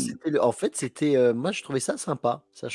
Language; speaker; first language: French; native; French